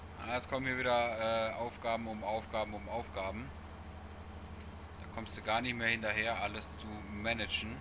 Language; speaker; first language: German; native; German